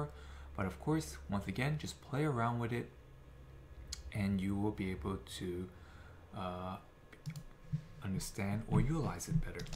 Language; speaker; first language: English; native; English